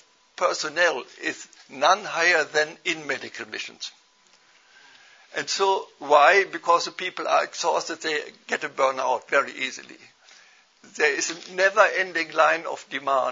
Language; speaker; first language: English; non-native, fluent; German